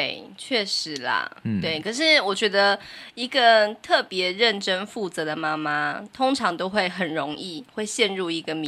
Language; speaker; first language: Chinese; native; Chinese